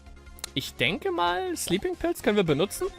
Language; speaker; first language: German; native; German